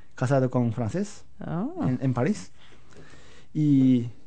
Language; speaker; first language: Spanish; non-native, learner; Japanese